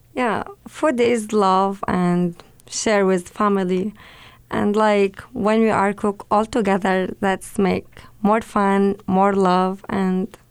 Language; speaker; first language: English; non-native, learner; Arabic